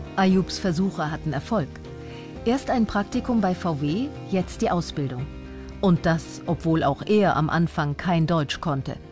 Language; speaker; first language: German; native; German